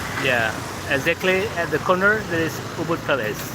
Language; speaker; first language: English; non-native, learner; Indonesian